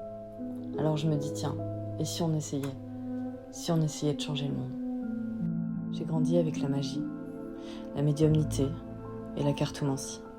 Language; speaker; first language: French; native; French